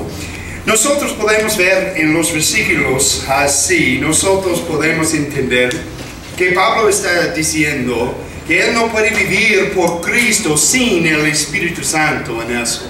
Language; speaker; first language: Spanish; non-native, fluent; English